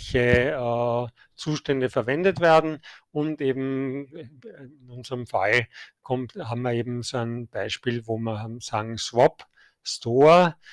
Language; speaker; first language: German; native; German